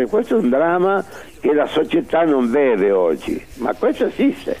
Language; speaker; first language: Italian; early bilingual, heritage; Spanish